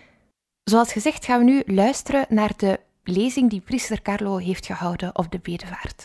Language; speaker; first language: Dutch; native; Dutch